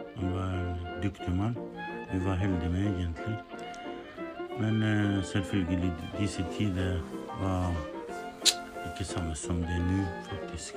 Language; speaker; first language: Norwegian; non-native, learner; Kurdish